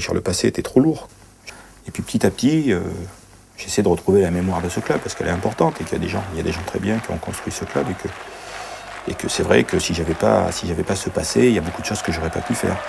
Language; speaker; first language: French; native; French